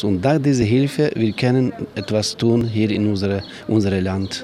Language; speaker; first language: German; non-native, learner; Ukrainian